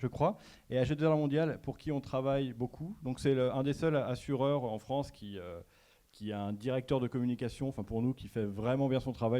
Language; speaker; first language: French; native; French